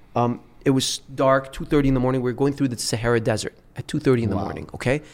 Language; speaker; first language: English; early bilingual, other home language; Arabic